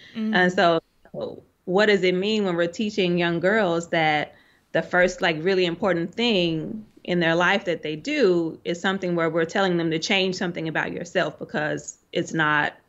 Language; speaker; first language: English; native; English